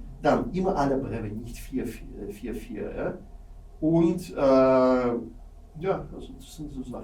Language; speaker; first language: German; non-native, fluent; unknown